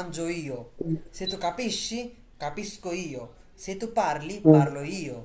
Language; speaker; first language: Italian; non-native, fluent; Bangla